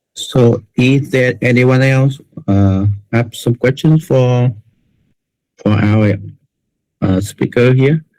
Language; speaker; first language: English; non-native, learner; Vietnamese